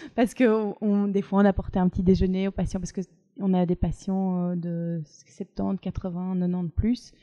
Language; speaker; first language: French; native; French